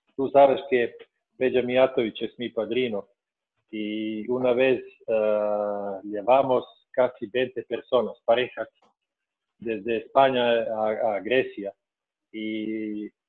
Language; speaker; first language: Spanish; non-native, fluent; Serbian